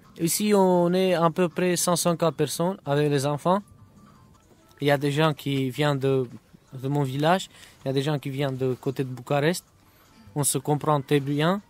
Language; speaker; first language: French; non-native, fluent; Romany